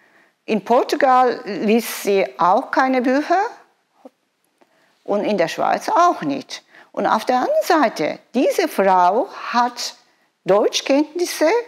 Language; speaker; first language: German; non-native, fluent; Turkish